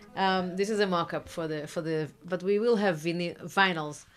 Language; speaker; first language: English; non-native, fluent; Hebrew